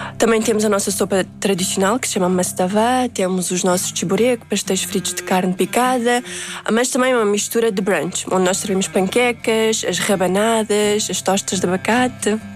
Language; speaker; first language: Portuguese; early bilingual, other home language; Uzbek